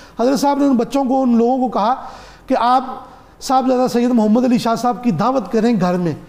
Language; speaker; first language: Urdu; non-native, local second language; Punjabi